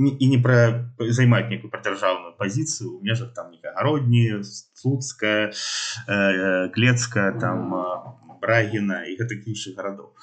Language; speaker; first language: Belarusian; non-native, local second language; Russian